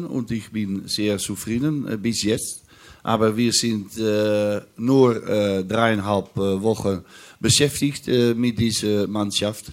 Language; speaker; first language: German; non-native, learner; Dutch